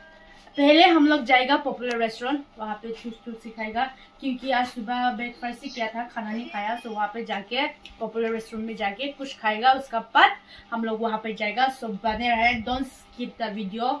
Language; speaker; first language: Hindi; non-native, local second language; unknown